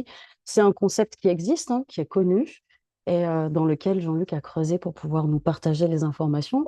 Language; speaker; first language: French; native; French